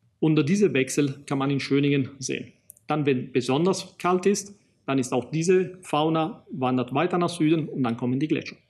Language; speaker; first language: German; non-native, fluent; Italian